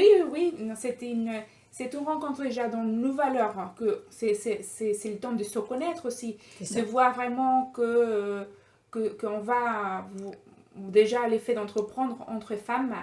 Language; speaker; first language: French; non-native, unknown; Spanish